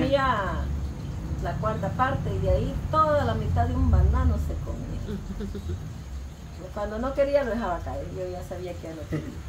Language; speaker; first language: Spanish; native; Spanish